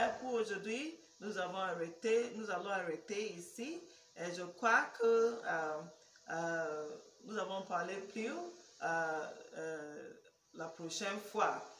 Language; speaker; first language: French; non-native, learner; English